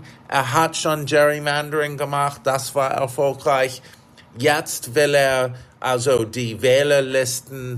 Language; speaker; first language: German; non-native, fluent; English